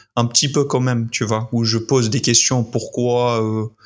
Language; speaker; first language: French; non-native, fluent; English